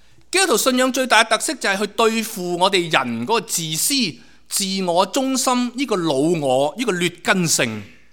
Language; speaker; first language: Cantonese; native; Cantonese